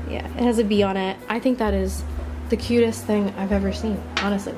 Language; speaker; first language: English; native; English